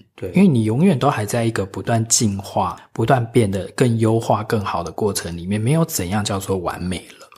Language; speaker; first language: Chinese; native; Chinese